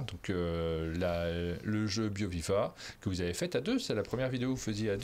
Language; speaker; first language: French; native; French